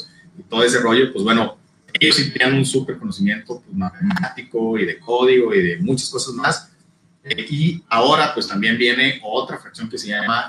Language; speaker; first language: Spanish; native; Spanish